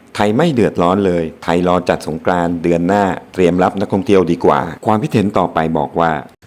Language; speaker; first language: Thai; native; Thai